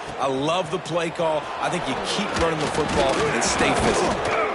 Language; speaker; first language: English; native; English